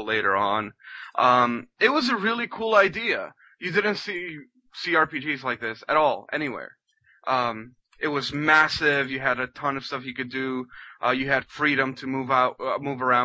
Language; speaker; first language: English; non-native, fluent; Spanish